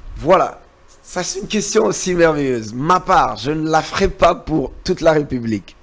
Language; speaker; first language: French; non-native, local second language; Lingala